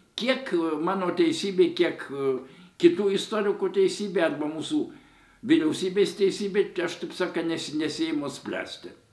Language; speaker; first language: Lithuanian; native; Lithuanian